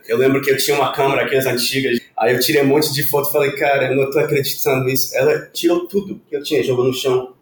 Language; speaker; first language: Portuguese; non-native, fluent; Spanish